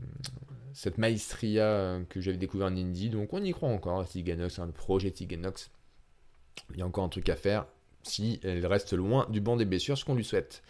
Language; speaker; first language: French; native; French